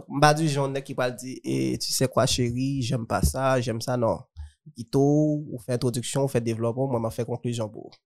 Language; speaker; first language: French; non-native, local second language; Haitian Creole